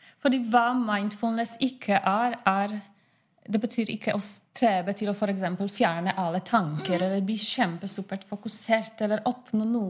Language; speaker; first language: Norwegian; non-native, fluent; Polish